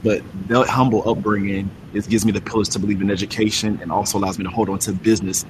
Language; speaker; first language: English; native; English